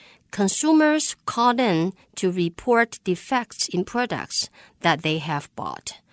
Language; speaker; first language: English; non-native, fluent; Chinese